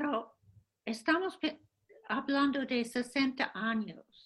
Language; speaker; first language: Spanish; non-native, fluent; English